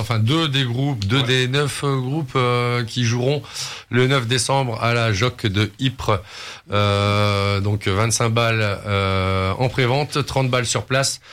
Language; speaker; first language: French; native; French